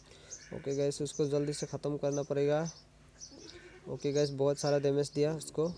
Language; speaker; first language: Hindi; non-native, local second language; Assamese